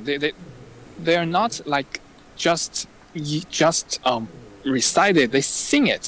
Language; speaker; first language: English; non-native, fluent; Chinese